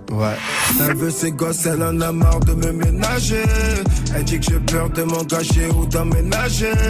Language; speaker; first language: French; native; French